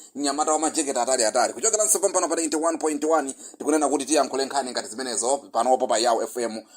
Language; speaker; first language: Nyanja; non-native, local second language; Yao